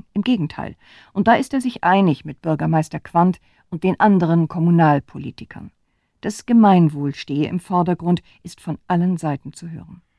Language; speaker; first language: German; native; German